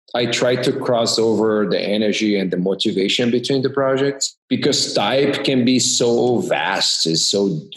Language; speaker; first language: English; non-native, fluent; Portuguese